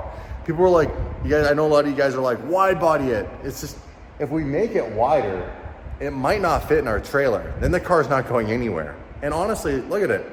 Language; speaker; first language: English; native; English